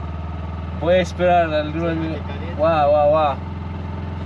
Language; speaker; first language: Spanish; non-native, learner; English